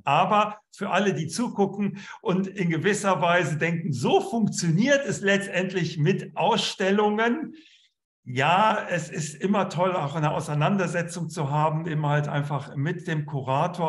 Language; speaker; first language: German; native; German